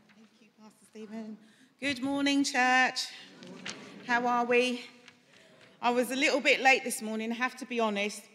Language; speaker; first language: English; native; English